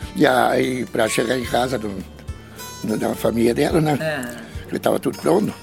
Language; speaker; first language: Portuguese; native; Portuguese